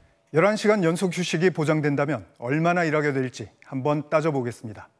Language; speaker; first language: Korean; native; Korean